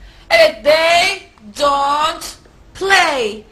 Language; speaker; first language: English; non-native, fluent; Turkish